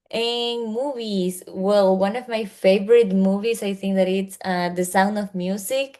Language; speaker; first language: English; non-native, learner; Spanish